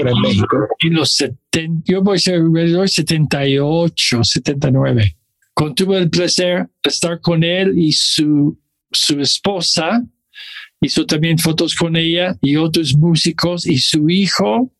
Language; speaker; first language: Spanish; non-native, fluent; English